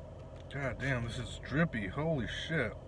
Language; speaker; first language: English; native; English